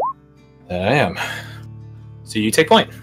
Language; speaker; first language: English; native; English